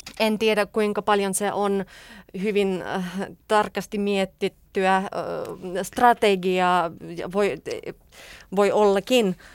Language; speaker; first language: Finnish; non-native, fluent; Russian